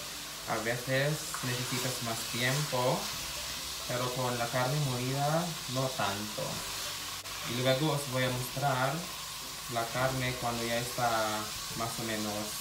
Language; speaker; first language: Spanish; non-native, fluent; Filipino